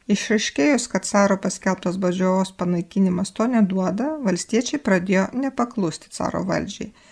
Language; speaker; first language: Lithuanian; native; Lithuanian